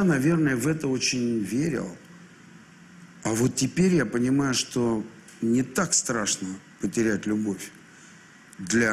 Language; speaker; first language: Russian; native; Russian